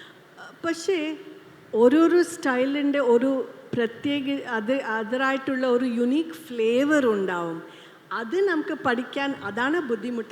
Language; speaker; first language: Malayalam; non-native, fluent; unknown